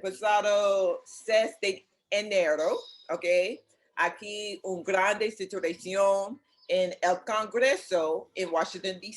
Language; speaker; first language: Spanish; non-native, learner; English